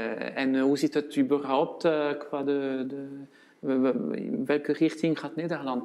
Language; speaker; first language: Dutch; non-native, fluent; French